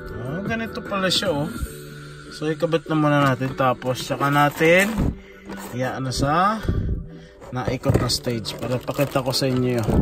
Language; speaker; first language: Filipino; native; Filipino